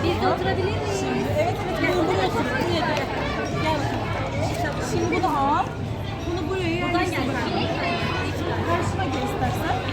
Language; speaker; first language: Turkish; non-native, learner; Russian